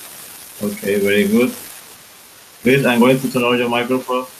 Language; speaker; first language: English; non-native, fluent; Spanish